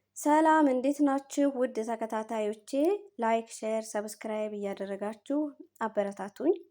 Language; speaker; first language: Amharic; native; Amharic